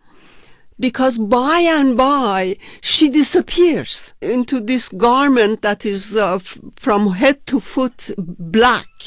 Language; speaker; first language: English; non-native, fluent; Persian